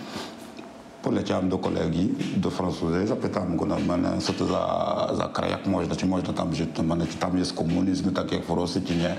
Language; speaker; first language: Polish; non-native, fluent; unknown